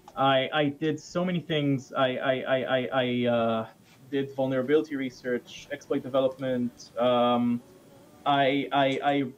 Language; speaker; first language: English; non-native, fluent; Hebrew